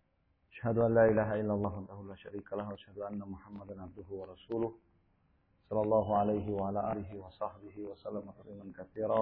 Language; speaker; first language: Arabic; non-native, fluent; Indonesian